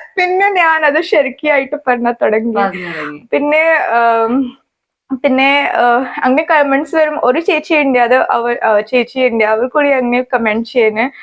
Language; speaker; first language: Malayalam; non-native, learner; Hindi